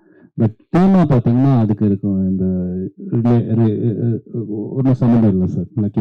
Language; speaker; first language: Tamil; native; Tamil